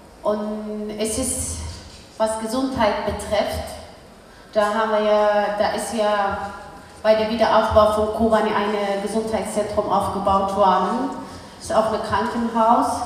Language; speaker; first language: German; early bilingual, other home language; Kurdish